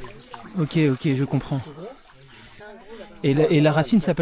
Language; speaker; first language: French; native; French